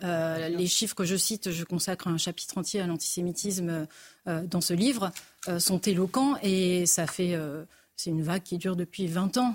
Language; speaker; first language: French; native; French